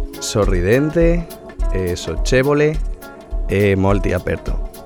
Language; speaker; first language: Italian; non-native, learner; Spanish